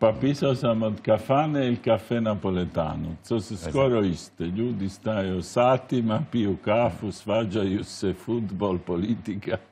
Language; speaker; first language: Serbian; non-native, learner; Italian